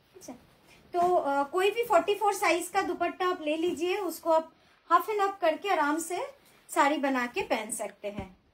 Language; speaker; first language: Hindi; non-native, local second language; Bangla